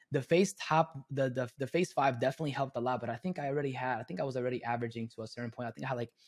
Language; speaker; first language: English; early bilingual, other home language; Spanish